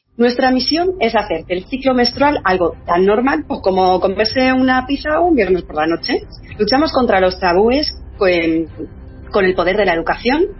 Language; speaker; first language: Spanish; native; Spanish